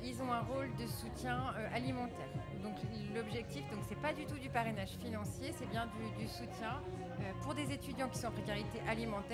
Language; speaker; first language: French; native; French